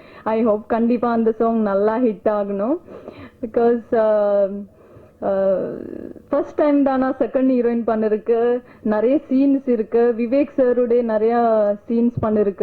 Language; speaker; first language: Tamil; non-native, learner; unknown